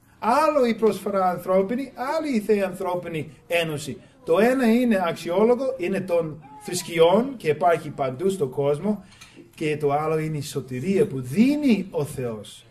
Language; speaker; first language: Greek; non-native, fluent; English